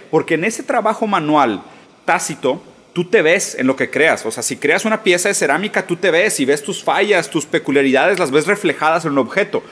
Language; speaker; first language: Spanish; early bilingual, other home language; Portuguese